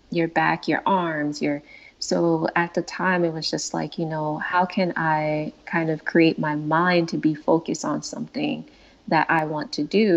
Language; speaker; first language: English; native; English